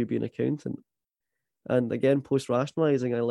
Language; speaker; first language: English; native; English